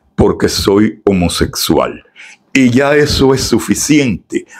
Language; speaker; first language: Spanish; native; Spanish